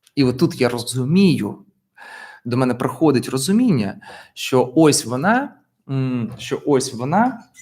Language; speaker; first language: Ukrainian; non-native, local second language; Russian